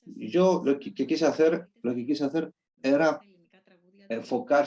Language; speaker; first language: Spanish; non-native, fluent; Greek